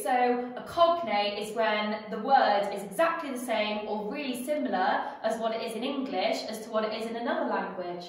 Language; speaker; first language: English; native; English